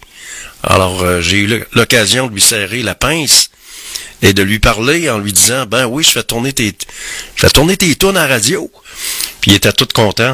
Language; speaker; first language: French; native; French